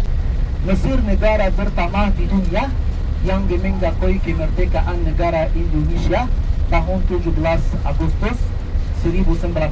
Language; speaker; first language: Indonesian; non-native, fluent; Arabic